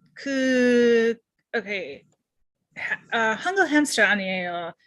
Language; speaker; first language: Korean; non-native, learner; English